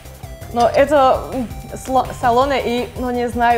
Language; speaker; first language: Russian; non-native, learner; Slovak